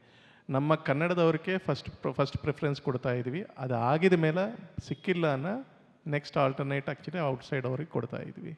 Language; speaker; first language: Kannada; non-native, local second language; Telugu